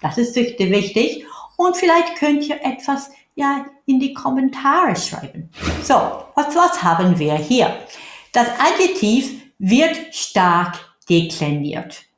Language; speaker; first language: German; non-native, fluent; English